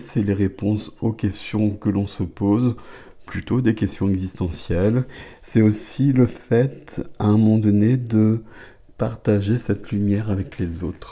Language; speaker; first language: French; native; French